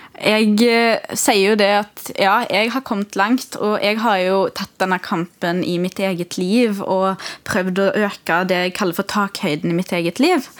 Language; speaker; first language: Norwegian; early bilingual, other home language; Arabic